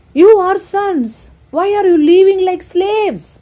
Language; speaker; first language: English; non-native, local second language; Malayalam